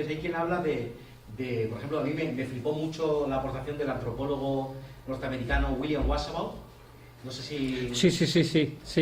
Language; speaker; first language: Spanish; native; Spanish